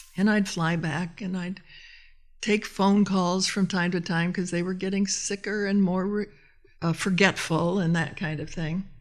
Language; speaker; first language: English; native; English